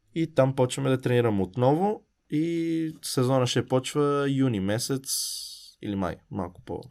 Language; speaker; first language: Bulgarian; early bilingual, heritage; Bulgarian